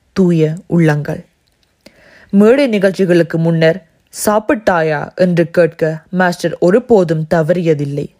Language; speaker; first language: Tamil; early bilingual, heritage; Tamil